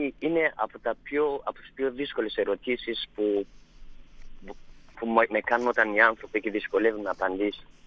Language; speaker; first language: Greek; non-native, fluent; Persian